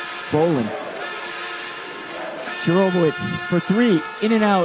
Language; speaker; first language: English; native; English